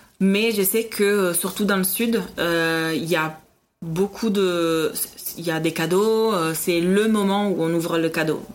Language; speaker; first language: French; non-native, fluent; Italian